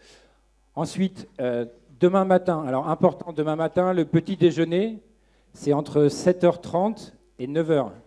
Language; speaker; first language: French; native; French